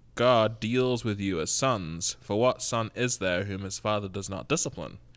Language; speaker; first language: English; native; English